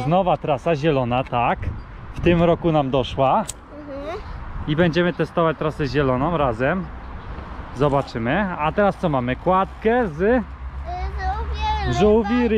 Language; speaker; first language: Polish; native; Polish